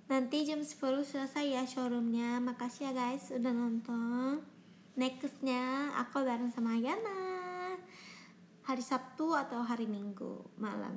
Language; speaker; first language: Indonesian; non-native, fluent; Japanese